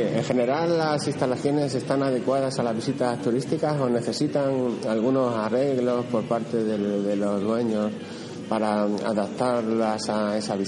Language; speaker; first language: Spanish; native; Spanish